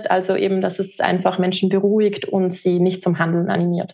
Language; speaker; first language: German; native; German